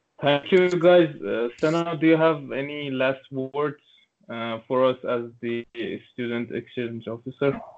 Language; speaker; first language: English; non-native, local second language; Turkish